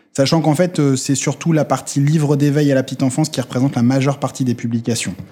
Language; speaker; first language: French; native; French